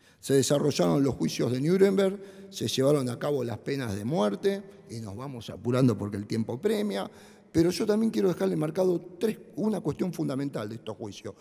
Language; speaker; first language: Spanish; native; Spanish